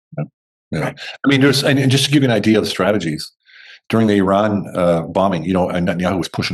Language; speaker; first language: English; native; English